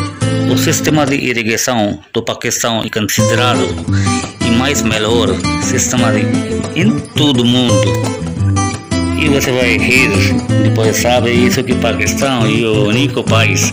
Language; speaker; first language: Portuguese; non-native, learner; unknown